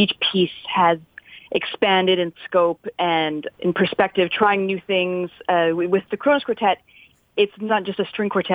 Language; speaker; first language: English; non-native, local second language; French